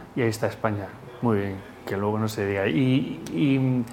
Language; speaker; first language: Spanish; native; Spanish